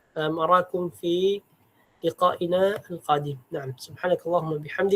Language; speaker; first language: Arabic; non-native, fluent; Filipino